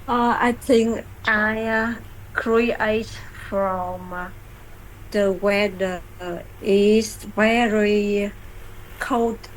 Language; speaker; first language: English; non-native, learner; Vietnamese